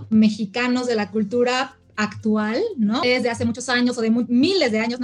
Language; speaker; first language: Spanish; native; Spanish